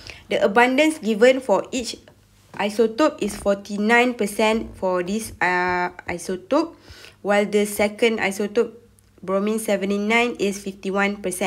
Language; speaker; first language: English; non-native, local second language; Malay